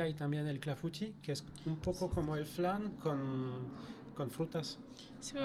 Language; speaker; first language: Spanish; non-native, fluent; French